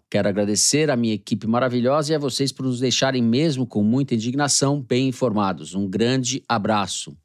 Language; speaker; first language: Portuguese; native; Portuguese